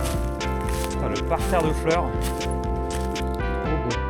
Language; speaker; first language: French; native; French